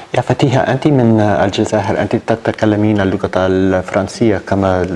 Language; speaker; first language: Arabic; non-native, learner; English